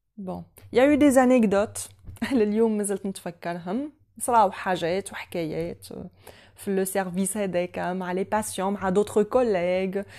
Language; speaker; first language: French; non-native, local second language; Arabic